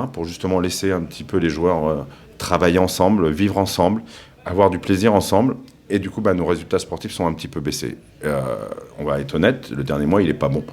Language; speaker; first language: French; native; French